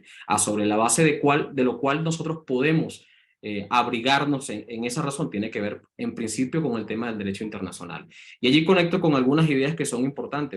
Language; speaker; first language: Spanish; native; Spanish